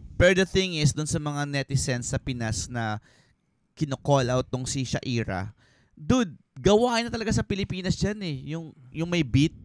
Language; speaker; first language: Filipino; native; Filipino